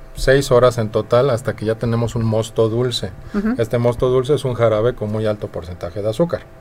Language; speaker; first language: Spanish; native; Spanish